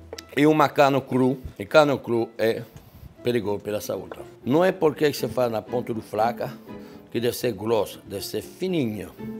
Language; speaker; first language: Portuguese; non-native, fluent; French